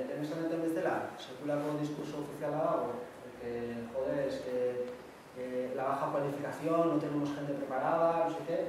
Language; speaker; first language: Spanish; non-native, local second language; Basque